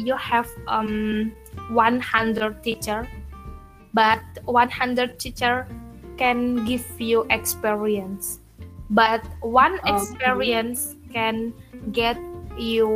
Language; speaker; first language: English; non-native, learner; Indonesian